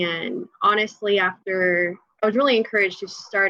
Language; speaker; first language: English; native; English